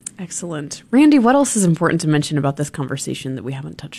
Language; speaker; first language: English; native; English